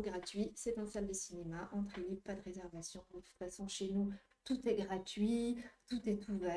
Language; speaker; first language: French; native; French